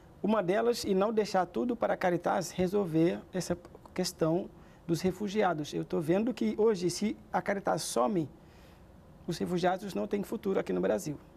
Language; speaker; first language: Portuguese; non-native, fluent; Wolof